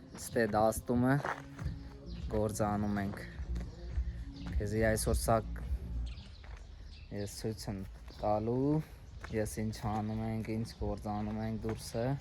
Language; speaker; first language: Armenian; non-native, learner; Hindi